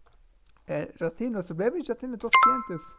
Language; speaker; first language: Spanish; non-native, learner; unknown